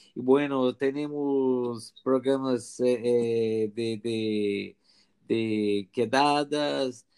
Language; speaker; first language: Spanish; non-native, learner; Portuguese